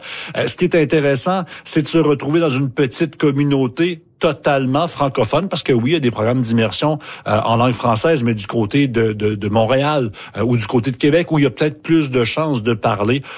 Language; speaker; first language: French; native; French